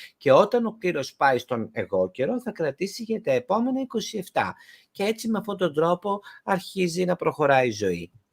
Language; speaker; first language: Greek; native; Greek